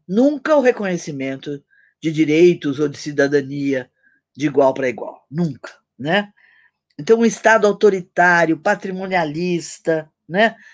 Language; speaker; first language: Portuguese; native; Portuguese